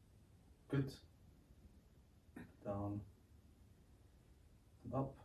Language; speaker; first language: English; native; English